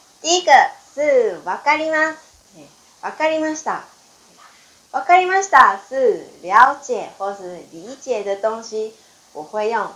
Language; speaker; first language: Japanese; non-native, fluent; Chinese